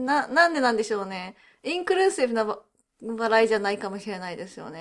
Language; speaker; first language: Japanese; early bilingual, heritage; Japanese